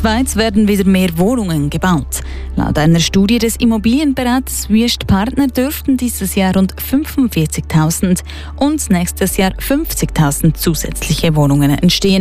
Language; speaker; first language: German; native; German